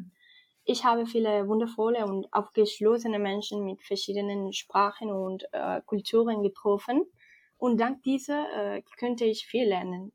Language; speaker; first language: German; non-native, fluent; Spanish